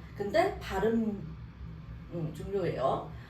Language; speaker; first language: Korean; non-native, learner; Vietnamese